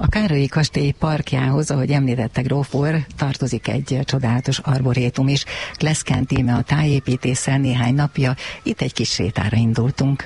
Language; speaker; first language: Hungarian; native; Hungarian